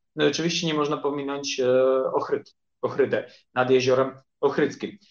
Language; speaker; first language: Polish; early bilingual, heritage; Polish